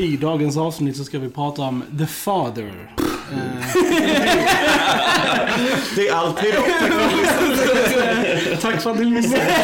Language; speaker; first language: Swedish; native; Swedish